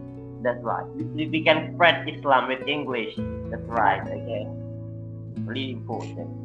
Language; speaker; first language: English; non-native, fluent; Indonesian